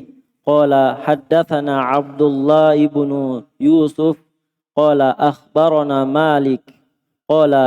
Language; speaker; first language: Arabic; non-native, learner; Indonesian